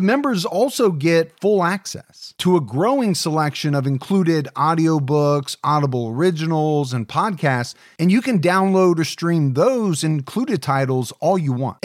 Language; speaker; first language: English; native; English